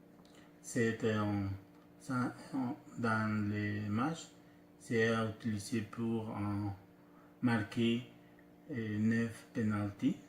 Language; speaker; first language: French; non-native, learner; Spanish